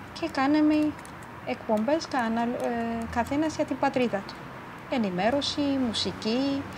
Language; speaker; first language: Greek; non-native, fluent; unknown